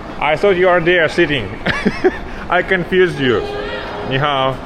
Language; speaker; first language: English; non-native, learner; Ukrainian